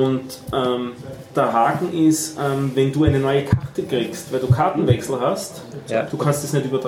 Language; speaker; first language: German; native; German